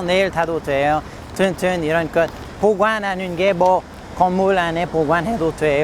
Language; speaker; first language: Korean; non-native, learner; English